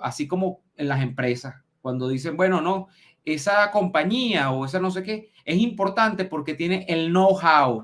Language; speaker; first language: Spanish; native; Spanish